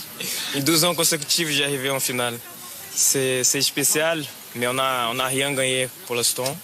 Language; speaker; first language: French; non-native, fluent; Portuguese